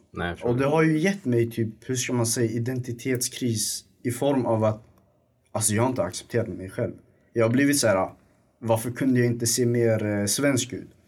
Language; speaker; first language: Swedish; early bilingual, other home language; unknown